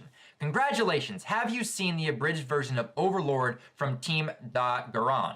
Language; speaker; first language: English; native; English